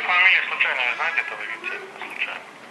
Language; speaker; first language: Russian; native; Russian